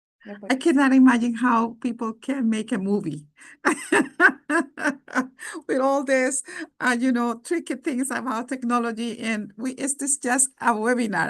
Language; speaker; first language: English; non-native, fluent; Spanish